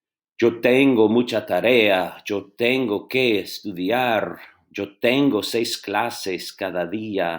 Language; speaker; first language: Spanish; non-native, fluent; English